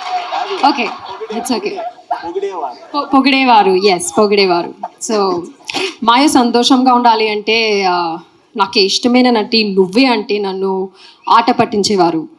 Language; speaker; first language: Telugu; non-native, learner; Malayalam